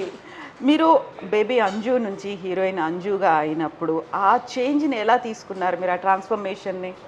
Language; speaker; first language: Telugu; native; Telugu